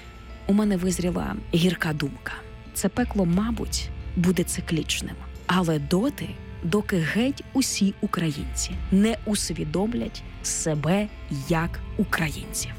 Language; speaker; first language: Ukrainian; native; Ukrainian